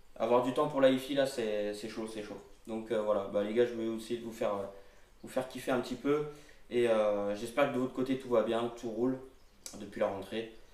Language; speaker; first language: French; native; French